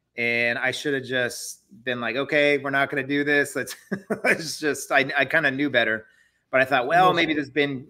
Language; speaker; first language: English; native; English